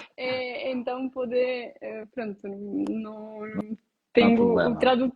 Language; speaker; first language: Portuguese; non-native, learner; Italian